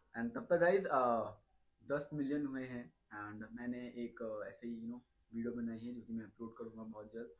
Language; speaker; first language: Hindi; native; Hindi